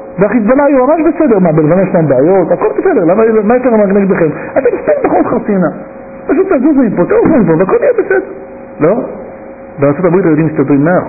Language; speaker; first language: Hebrew; native; Hebrew